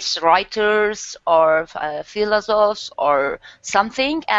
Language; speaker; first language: English; non-native, learner; Turkish